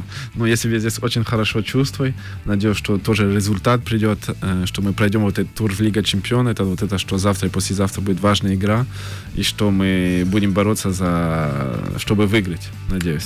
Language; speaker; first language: Russian; early bilingual, heritage; French